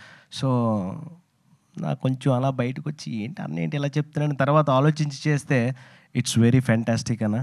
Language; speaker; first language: Telugu; native; Telugu